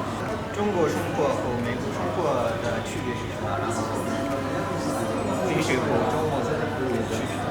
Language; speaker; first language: Chinese; non-native, learner; Japanese